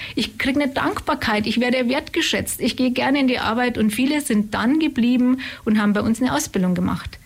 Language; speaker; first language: German; native; German